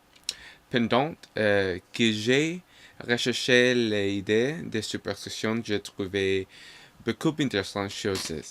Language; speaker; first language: French; non-native, learner; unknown